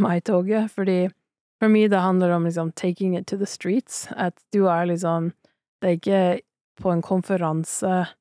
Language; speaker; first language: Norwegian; non-native, fluent; English